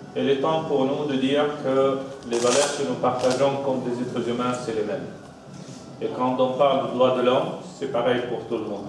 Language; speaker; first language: French; non-native, fluent; Arabic